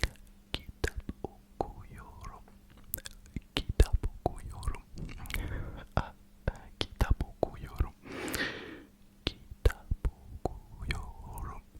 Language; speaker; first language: Turkish; early bilingual, heritage; Turkish